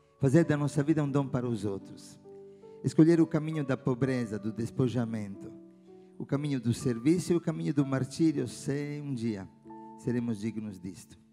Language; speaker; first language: Portuguese; non-native, fluent; Italian